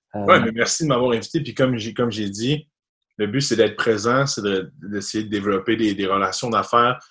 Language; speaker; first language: French; native; French